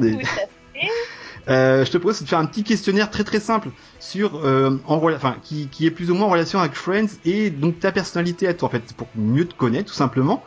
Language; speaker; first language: French; native; French